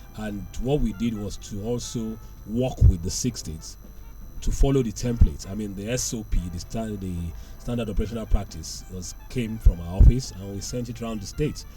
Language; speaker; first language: English; non-native, local second language; Yoruba